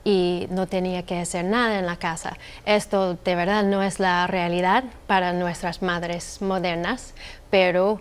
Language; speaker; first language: Spanish; non-native, fluent; English